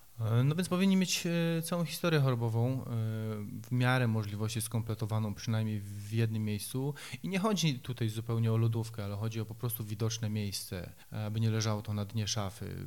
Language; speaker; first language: Polish; native; Polish